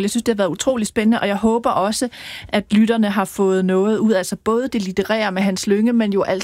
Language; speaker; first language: Danish; native; Danish